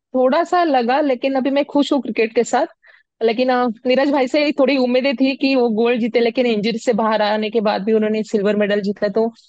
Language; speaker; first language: Hindi; non-native, local second language; Marathi